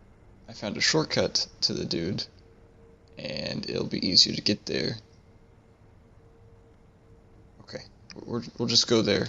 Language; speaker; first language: English; native; English